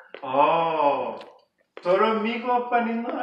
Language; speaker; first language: Spanish; early bilingual, heritage; English